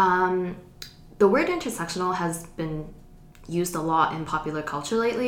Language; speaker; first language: English; non-native, local second language; Cantonese